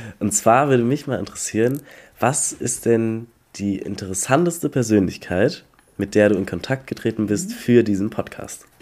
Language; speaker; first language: German; native; German